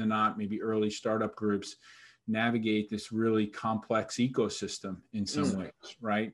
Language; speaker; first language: English; native; English